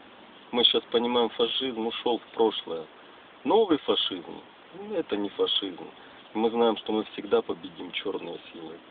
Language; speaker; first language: Russian; native; Russian